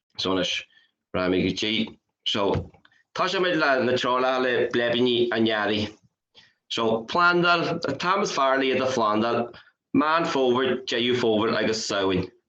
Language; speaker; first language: Irish; native; Irish